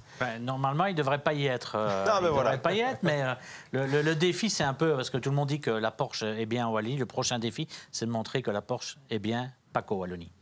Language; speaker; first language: French; native; French